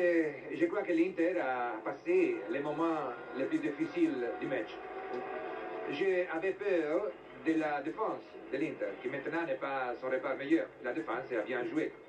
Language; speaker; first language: French; non-native, fluent; Italian